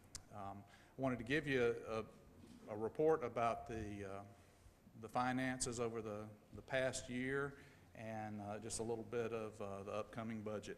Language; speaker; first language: English; native; English